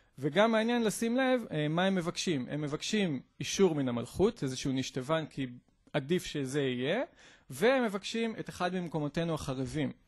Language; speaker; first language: Hebrew; native; Hebrew